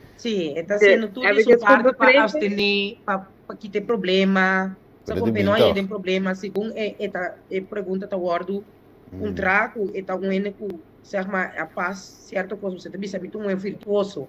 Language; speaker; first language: Dutch; non-native, local second language; Papiamento